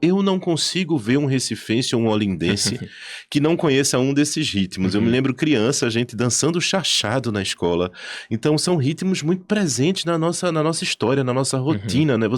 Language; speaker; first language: Portuguese; native; Portuguese